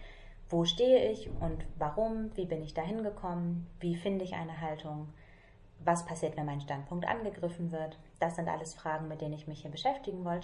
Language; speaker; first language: German; native; German